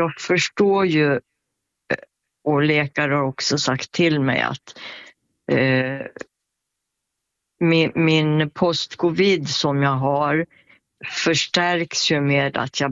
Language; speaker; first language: Swedish; native; Swedish